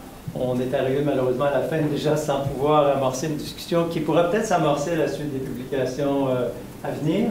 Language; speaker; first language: French; native; French